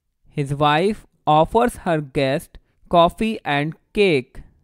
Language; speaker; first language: English; non-native, local second language; Hindi